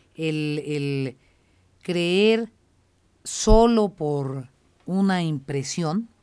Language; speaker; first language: Spanish; native; Spanish